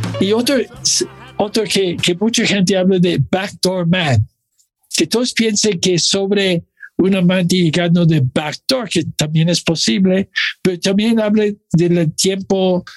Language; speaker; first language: Spanish; non-native, fluent; English